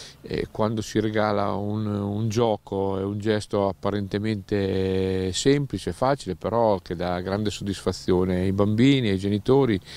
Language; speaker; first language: Italian; native; Italian